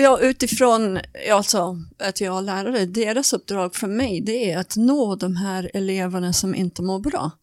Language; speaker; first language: Swedish; non-native, fluent; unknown